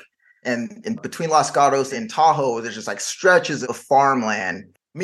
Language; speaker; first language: English; native; English